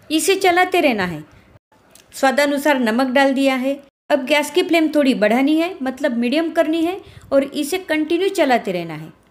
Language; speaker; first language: Hindi; non-native, local second language; Marathi